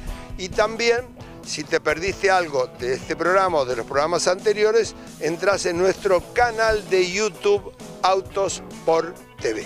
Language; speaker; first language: Spanish; native; Spanish